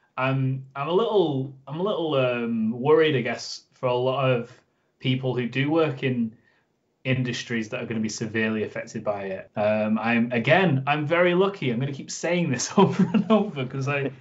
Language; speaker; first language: English; native; English